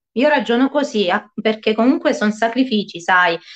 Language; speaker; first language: Italian; native; Italian